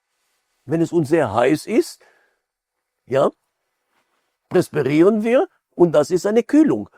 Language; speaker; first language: German; non-native, fluent; Hebrew